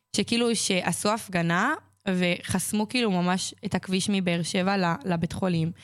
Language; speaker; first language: Hebrew; native; Hebrew